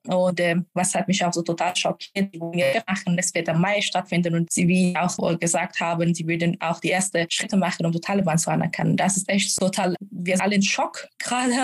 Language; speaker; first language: German; non-native, fluent; Persian